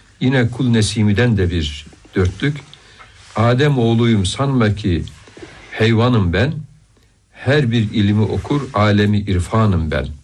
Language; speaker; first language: Turkish; native; Turkish